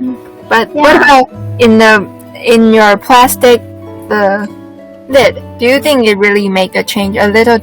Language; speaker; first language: English; non-native, learner; Chinese